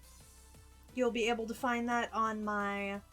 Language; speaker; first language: English; native; English